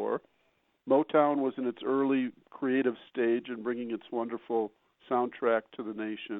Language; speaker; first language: English; native; English